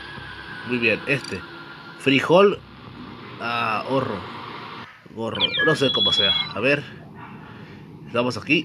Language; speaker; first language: Spanish; native; Spanish